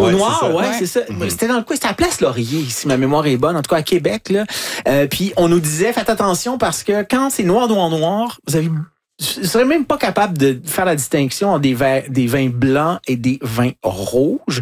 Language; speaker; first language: French; native; French